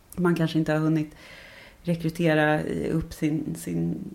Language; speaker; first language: Swedish; native; Swedish